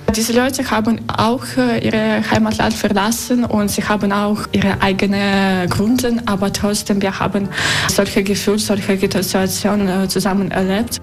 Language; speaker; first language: German; non-native, learner; Russian